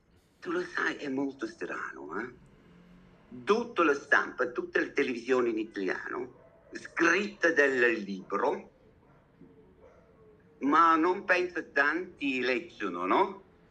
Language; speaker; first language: Italian; non-native, learner; German